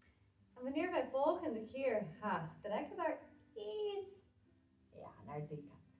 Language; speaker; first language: Dutch; non-native, fluent; Latvian